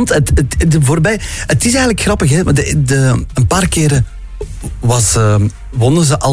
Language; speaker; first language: Dutch; native; Dutch